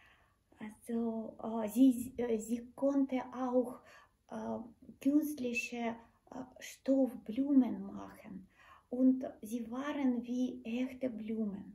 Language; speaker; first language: German; non-native, learner; Ukrainian